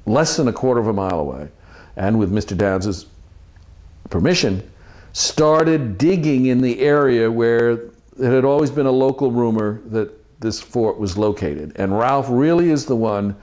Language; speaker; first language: English; native; English